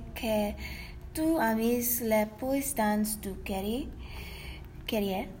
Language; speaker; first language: French; non-native, learner; English